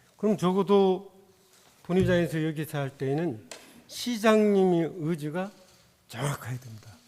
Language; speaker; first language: Korean; native; Korean